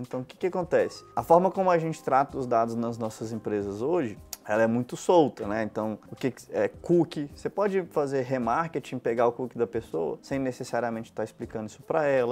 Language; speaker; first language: Portuguese; native; Portuguese